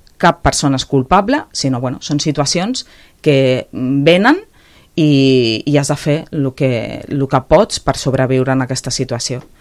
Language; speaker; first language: Catalan; native; Catalan